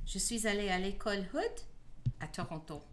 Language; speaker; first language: French; non-native, fluent; English